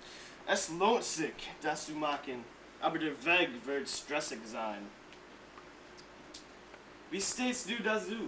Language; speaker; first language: German; non-native, learner; English